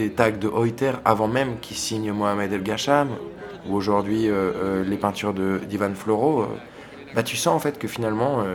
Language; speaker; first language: French; native; French